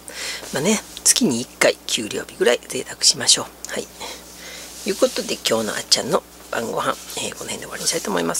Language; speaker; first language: Japanese; native; Japanese